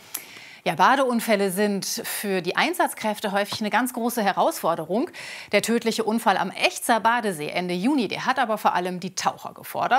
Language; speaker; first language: German; native; German